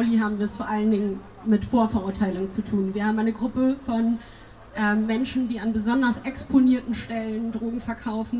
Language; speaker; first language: German; early bilingual, other home language; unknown